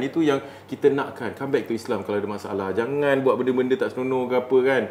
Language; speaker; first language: Malay; native; Malay